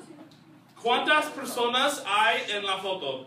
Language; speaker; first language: Spanish; non-native, fluent; English